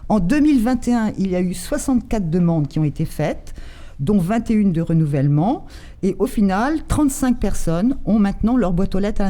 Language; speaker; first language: French; native; French